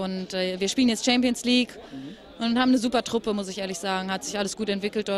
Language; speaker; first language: German; native; German